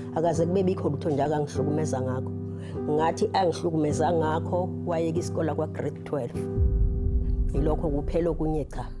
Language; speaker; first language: Zulu; native; Zulu